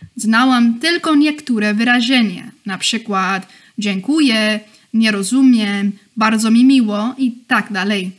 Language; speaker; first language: Polish; non-native, learner; English